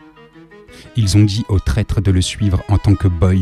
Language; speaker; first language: French; native; French